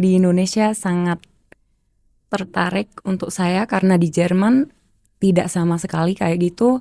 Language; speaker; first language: Indonesian; early bilingual, heritage; German